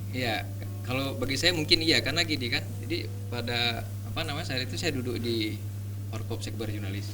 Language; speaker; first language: Indonesian; native; Indonesian